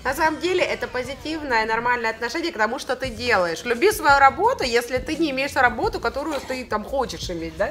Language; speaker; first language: Russian; native; Russian